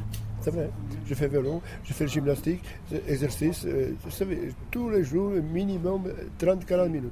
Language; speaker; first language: French; non-native, learner; Slovak